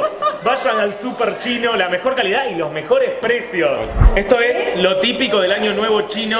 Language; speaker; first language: Spanish; native; Spanish